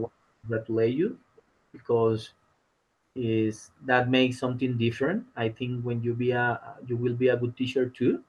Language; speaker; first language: English; non-native, learner; Spanish